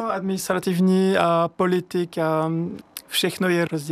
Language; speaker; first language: Czech; non-native, fluent; French